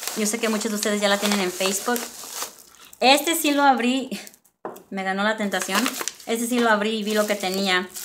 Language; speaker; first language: Spanish; early bilingual, other home language; English